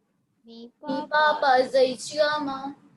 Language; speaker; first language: Chinese; non-native, learner; Hindi